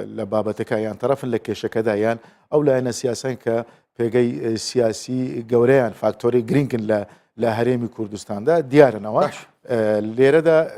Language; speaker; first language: Central Kurdish; non-native, local second language; Azerbaijani